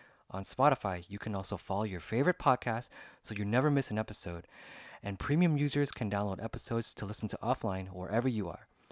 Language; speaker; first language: English; early bilingual, other home language; Vietnamese